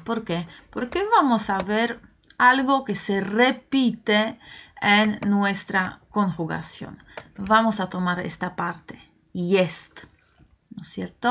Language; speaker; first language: Spanish; non-native, fluent; Polish